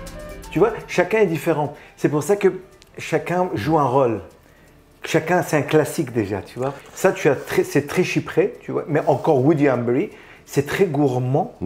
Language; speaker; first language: French; non-native, fluent; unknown